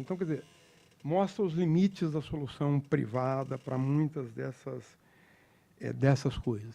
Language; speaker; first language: Portuguese; native; Portuguese